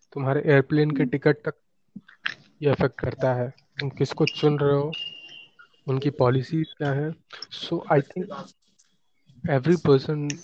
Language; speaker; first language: Hindi; native; Hindi